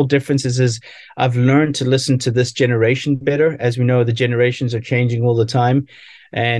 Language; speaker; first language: English; native; English